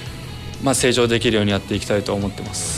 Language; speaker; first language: Japanese; native; Japanese